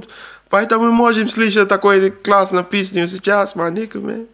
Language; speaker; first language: Russian; non-native, learner; Arabic